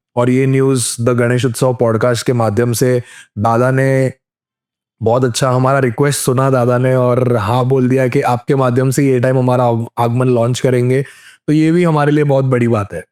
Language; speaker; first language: Hindi; non-native, local second language; Marathi